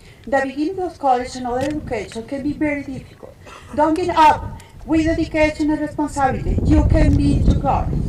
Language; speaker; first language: English; non-native, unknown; Spanish